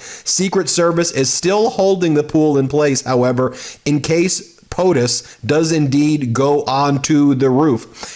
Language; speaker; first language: English; native; English